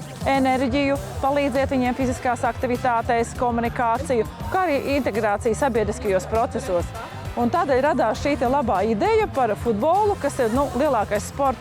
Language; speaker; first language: Latvian; native; Latvian